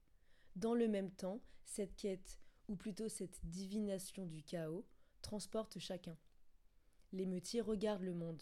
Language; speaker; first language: French; native; French